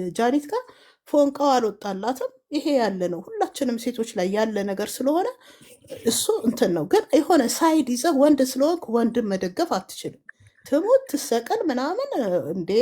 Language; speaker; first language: Amharic; native; Amharic